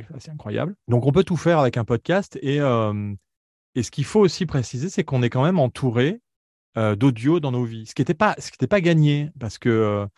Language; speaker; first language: French; native; French